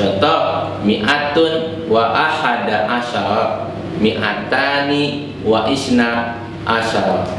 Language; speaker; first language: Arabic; non-native, fluent; Indonesian